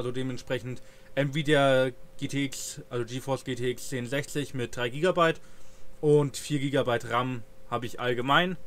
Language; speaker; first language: German; native; German